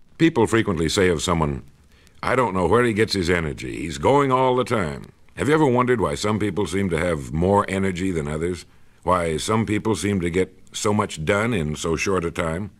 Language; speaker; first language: English; native; English